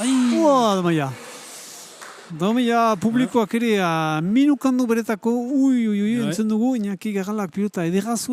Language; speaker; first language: Basque; native; Basque